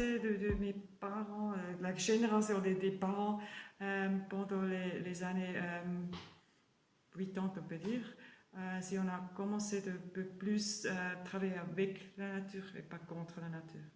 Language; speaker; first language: French; non-native, learner; German